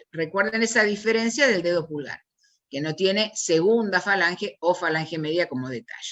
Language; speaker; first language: Spanish; native; Spanish